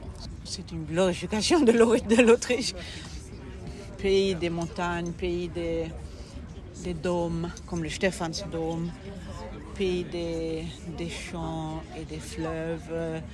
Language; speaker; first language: French; non-native, fluent; German